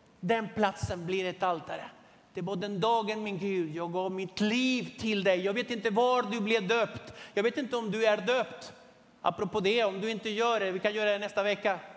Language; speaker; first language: Swedish; non-native, fluent; Spanish